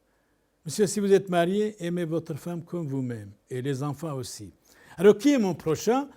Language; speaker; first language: French; non-native, local second language; Arabic